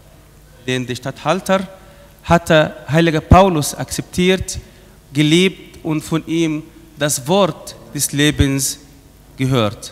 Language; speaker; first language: German; non-native, fluent; Arabic